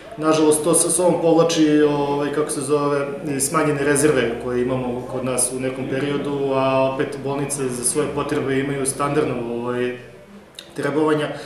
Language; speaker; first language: Serbian; native; Serbian